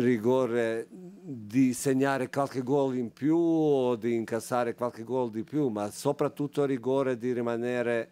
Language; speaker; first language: Italian; non-native, fluent; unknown